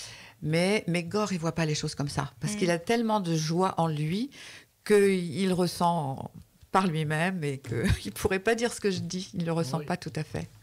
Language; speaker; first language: French; native; French